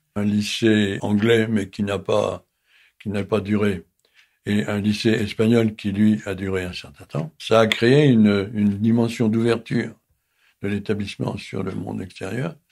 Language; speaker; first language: French; native; French